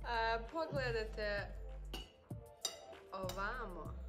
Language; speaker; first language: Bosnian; non-native, learner; Russian